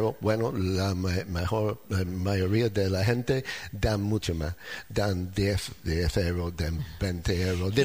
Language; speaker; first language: Spanish; non-native, learner; English